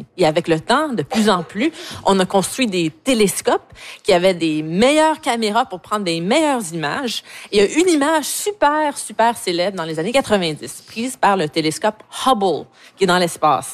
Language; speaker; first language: French; native; French